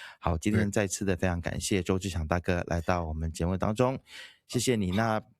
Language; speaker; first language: Chinese; native; Chinese